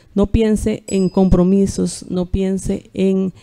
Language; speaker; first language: Spanish; native; Spanish